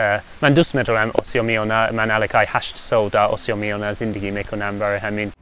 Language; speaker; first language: Persian; non-native, learner; English